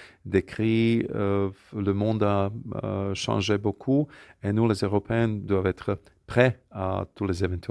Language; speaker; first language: French; non-native, fluent; Slovak